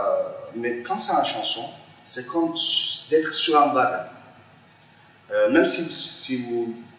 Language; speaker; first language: French; non-native, fluent; Turkish